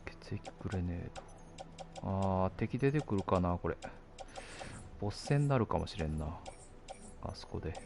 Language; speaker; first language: Japanese; native; Japanese